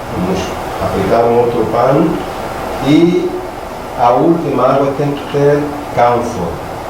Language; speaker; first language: Portuguese; non-native, local second language; Makhuwa